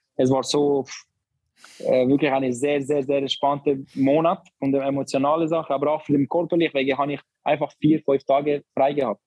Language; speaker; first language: German; non-native, learner; Albanian